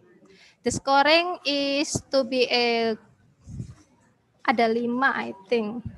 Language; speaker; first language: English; non-native, learner; Indonesian